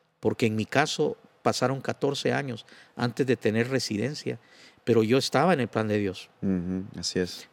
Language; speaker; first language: Spanish; native; Spanish